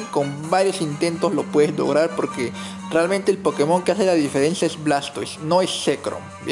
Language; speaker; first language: Spanish; native; Spanish